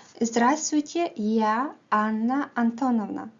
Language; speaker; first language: Russian; non-native, fluent; Mongolian